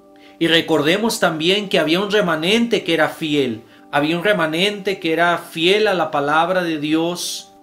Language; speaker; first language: Spanish; native; Spanish